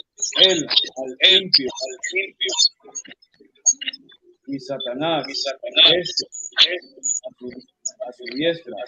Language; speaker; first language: Spanish; non-native, learner; English